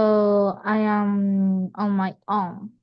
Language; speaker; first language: English; non-native, learner; Spanish